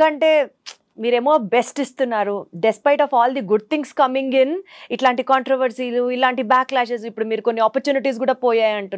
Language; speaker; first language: Telugu; native; Telugu